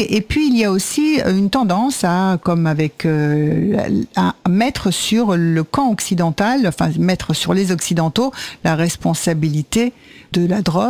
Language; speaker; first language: French; native; French